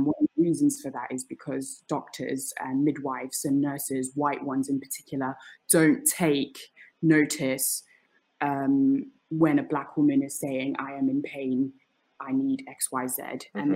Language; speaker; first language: English; native; English